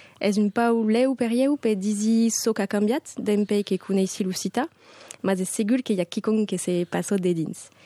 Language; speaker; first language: Occitan; non-native, local second language; French